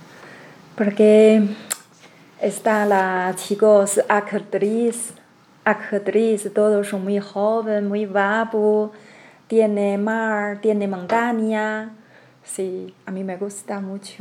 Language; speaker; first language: Spanish; non-native, learner; Chinese